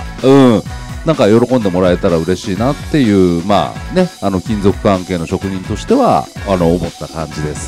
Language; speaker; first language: Japanese; native; Japanese